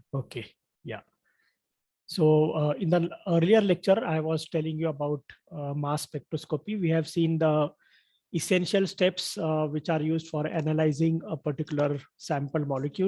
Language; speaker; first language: English; non-native, local second language; Marathi